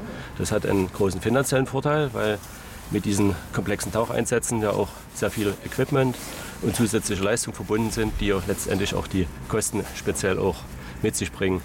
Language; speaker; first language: German; native; German